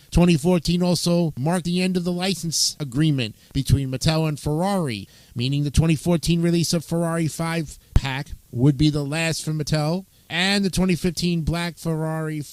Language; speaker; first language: English; native; English